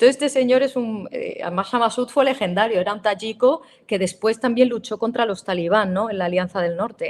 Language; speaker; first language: Spanish; native; Spanish